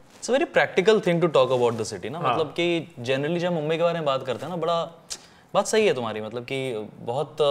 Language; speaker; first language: Hindi; native; Hindi